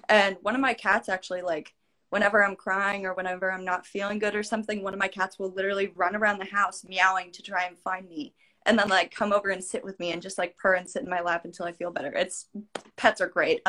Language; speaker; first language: English; native; English